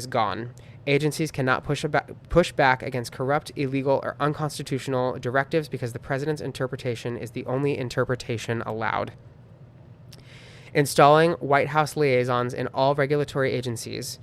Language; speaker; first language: English; native; English